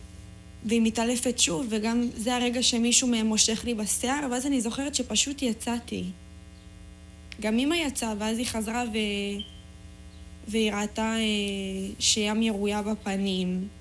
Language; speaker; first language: Hebrew; native; Hebrew